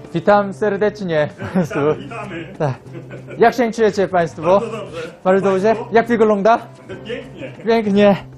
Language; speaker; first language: Polish; non-native, learner; Korean